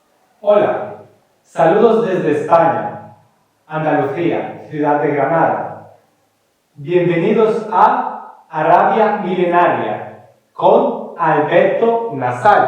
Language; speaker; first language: Spanish; non-native, fluent; Ukrainian